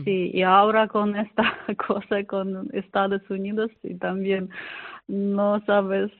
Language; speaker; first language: Spanish; non-native, learner; Ukrainian